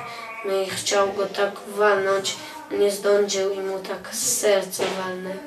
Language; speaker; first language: Polish; early bilingual, other home language; Chechen